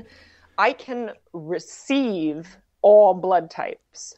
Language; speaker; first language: English; native; English